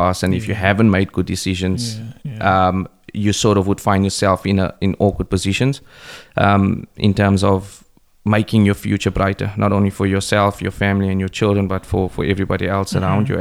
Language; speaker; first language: English; native; English